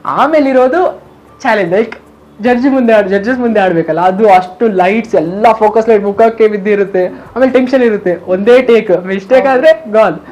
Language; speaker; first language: Kannada; native; Kannada